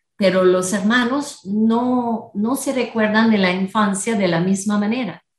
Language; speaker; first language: Spanish; non-native, fluent; English